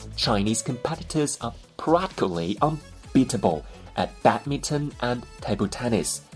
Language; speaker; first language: English; non-native, fluent; Chinese